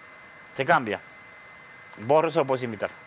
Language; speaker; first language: Spanish; native; Spanish